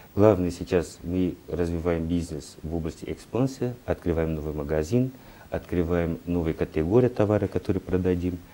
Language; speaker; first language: Russian; non-native, fluent; Portuguese